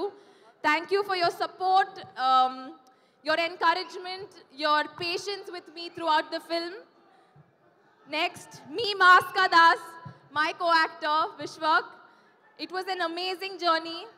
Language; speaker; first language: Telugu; non-native, fluent; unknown